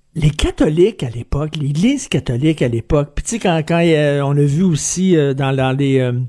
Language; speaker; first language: French; native; French